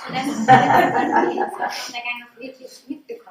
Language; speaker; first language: German; native; German